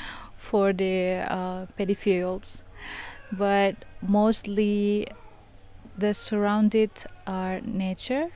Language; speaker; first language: English; non-native, fluent; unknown